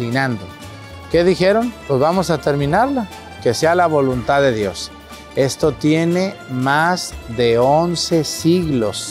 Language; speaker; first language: Spanish; native; Spanish